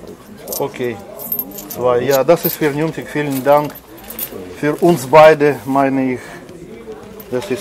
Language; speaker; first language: German; non-native, learner; Russian